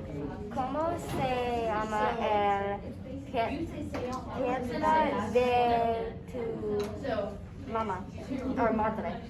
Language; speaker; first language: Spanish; non-native, learner; English